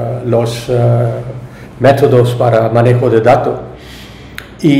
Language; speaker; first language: Spanish; non-native, learner; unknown